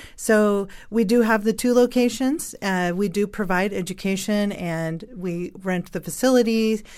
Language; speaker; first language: English; native; English